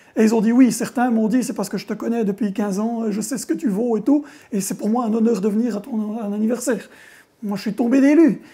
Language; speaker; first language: French; native; French